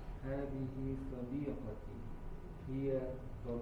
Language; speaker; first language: Arabic; non-native, learner; Indonesian